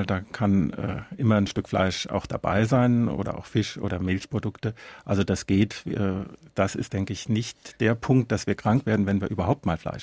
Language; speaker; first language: German; native; German